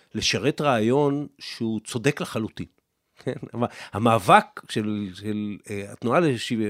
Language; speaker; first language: Hebrew; native; Hebrew